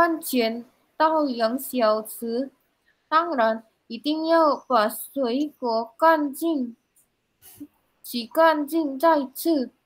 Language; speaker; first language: Chinese; non-native, learner; Indonesian